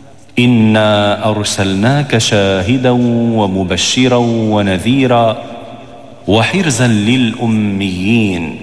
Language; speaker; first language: Arabic; native; Arabic